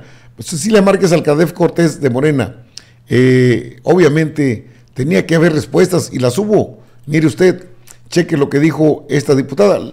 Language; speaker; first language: Spanish; native; Spanish